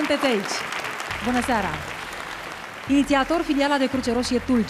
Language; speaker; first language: Romanian; native; Romanian